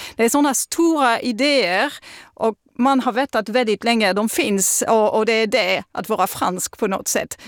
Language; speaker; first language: Swedish; non-native, fluent; French